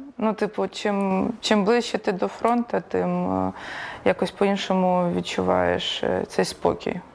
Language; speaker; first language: Ukrainian; native; Ukrainian